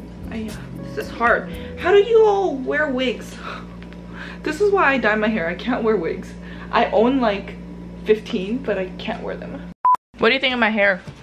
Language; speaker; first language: English; early bilingual, other home language; Korean